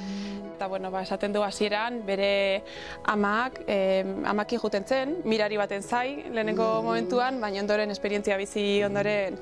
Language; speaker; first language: Basque; native; Basque